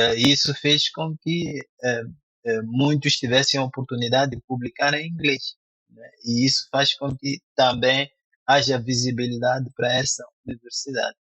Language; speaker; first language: Portuguese; non-native, local second language; Tsonga